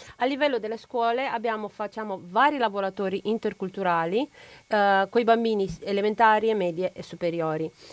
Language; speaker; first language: Italian; non-native, fluent; Romanian